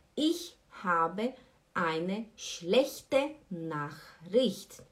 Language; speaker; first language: German; non-native, fluent; Portuguese